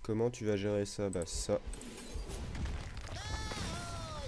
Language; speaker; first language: French; native; French